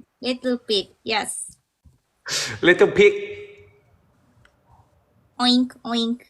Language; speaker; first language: English; non-native, learner; Korean